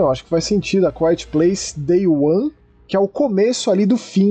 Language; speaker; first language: Portuguese; native; Portuguese